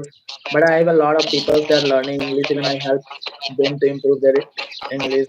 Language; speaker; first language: English; non-native, fluent; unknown